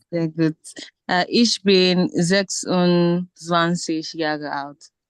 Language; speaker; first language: German; non-native, learner; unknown